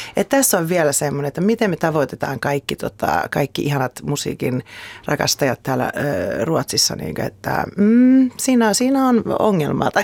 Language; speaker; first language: Finnish; early bilingual, heritage; Finnish